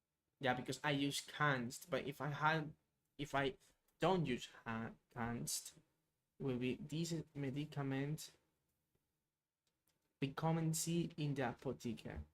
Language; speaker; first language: German; non-native, learner; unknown